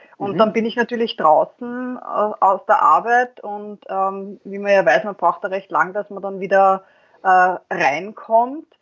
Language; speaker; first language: German; native; German